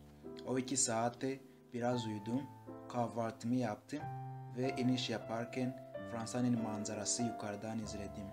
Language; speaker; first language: Turkish; non-native, fluent; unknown